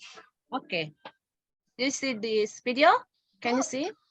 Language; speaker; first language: English; non-native, fluent; Indonesian